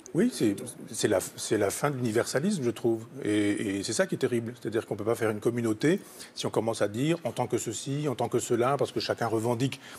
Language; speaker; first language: French; native; French